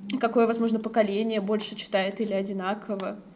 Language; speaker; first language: Russian; native; Russian